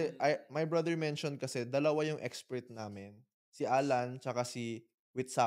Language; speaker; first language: Filipino; native; Filipino